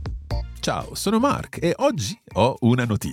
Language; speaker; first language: Italian; non-native, fluent; English